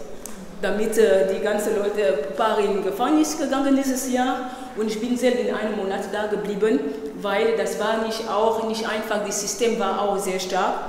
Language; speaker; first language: German; non-native, learner; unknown